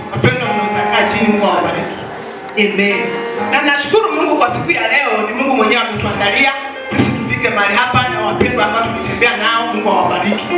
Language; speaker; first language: Swahili; non-native, local second language; Luyia